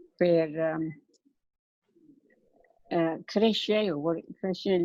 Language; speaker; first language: French; non-native, learner; English